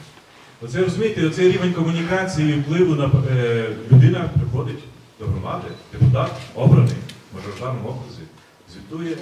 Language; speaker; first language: Ukrainian; native; Ukrainian